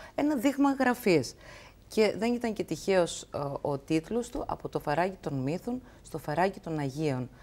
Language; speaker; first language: Greek; native; Greek